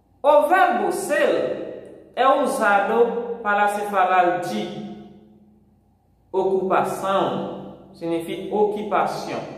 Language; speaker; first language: Portuguese; non-native, fluent; Haitian Creole